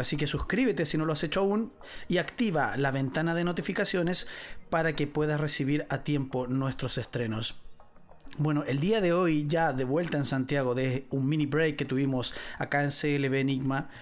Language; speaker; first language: Spanish; native; Spanish